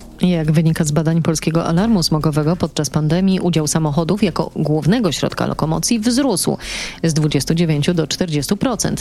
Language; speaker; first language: Polish; native; Polish